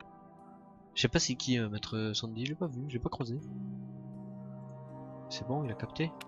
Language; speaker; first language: French; native; French